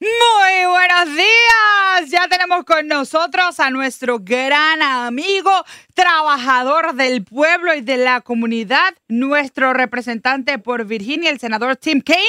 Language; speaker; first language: Spanish; native; Spanish